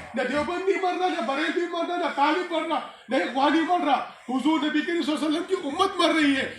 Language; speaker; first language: Urdu; non-native, local second language; Pashto